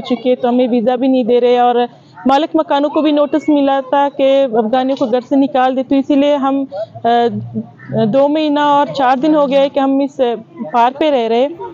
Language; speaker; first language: Hindi; non-native, fluent; Persian